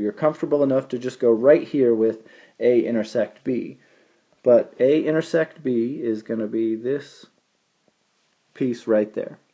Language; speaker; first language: English; native; English